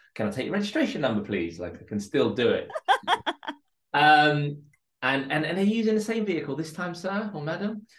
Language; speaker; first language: English; early bilingual, other home language; Russian